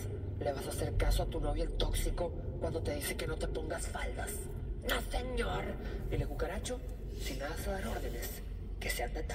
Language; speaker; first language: Spanish; native; Spanish